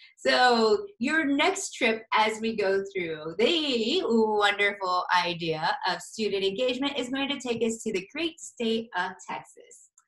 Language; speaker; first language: English; native; English